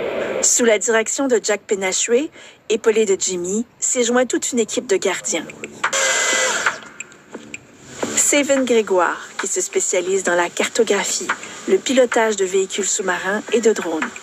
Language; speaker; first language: French; native; French